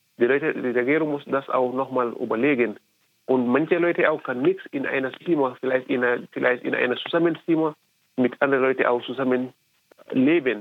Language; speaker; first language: German; non-native, fluent; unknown